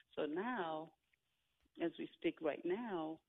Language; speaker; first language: English; non-native, fluent; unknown